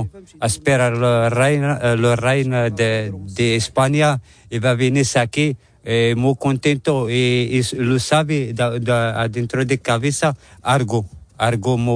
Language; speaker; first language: Spanish; non-native, learner; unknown